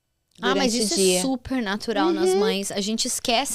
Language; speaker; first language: Portuguese; native; Portuguese